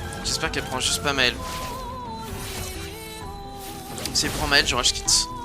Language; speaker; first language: French; native; French